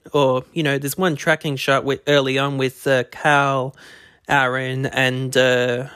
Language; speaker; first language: English; native; English